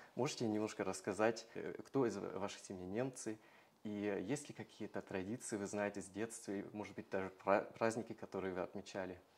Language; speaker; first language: Russian; non-native, fluent; German